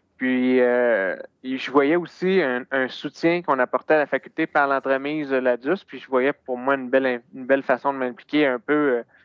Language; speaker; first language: French; native; French